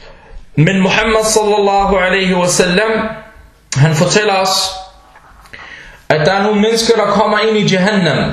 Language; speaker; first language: Danish; early bilingual, other home language; Arabic